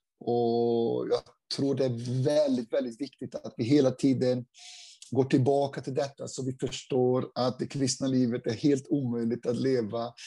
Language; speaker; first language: Swedish; non-native, fluent; Portuguese